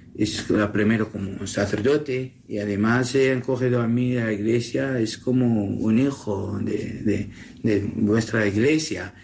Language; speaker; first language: Spanish; non-native, learner; Assyrian Neo-Aramaic